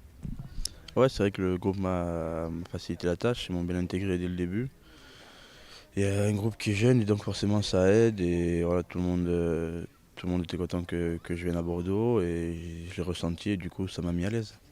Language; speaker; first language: French; native; French